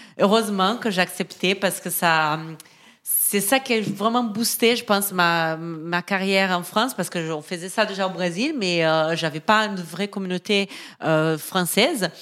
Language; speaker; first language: French; non-native, fluent; Portuguese